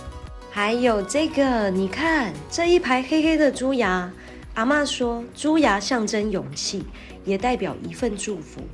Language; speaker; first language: Chinese; native; Chinese